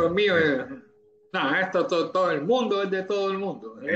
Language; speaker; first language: Spanish; native; Spanish